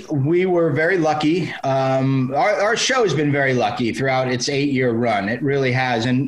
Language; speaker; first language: English; native; English